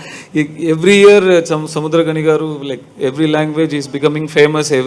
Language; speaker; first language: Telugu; non-native, learner; Tamil